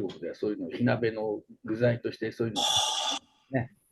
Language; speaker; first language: Japanese; native; Japanese